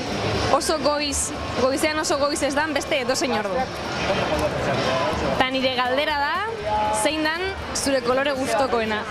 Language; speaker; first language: Basque; non-native, fluent; Spanish